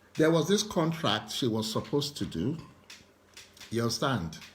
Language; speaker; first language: English; non-native, local second language; Yoruba